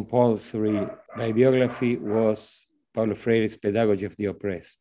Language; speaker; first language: English; non-native, fluent; Spanish